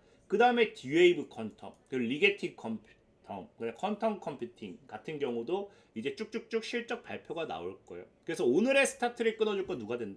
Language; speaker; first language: Korean; native; Korean